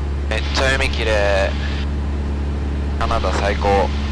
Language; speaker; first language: Japanese; native; Japanese